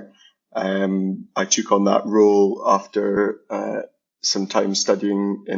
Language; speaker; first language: English; native; English